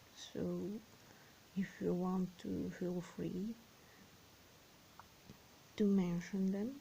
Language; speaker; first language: English; non-native, fluent; Serbian